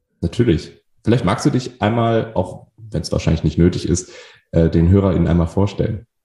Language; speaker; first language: German; native; German